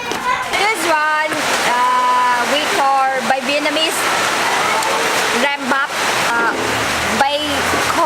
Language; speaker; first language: English; non-native, learner; Vietnamese